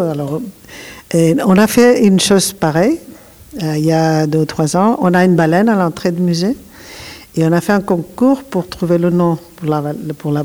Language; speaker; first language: French; non-native, learner; Catalan